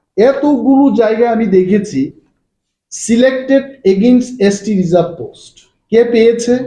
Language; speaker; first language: Bangla; non-native, local second language; Kok Borok